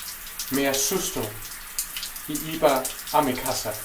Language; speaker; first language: Spanish; non-native, learner; Danish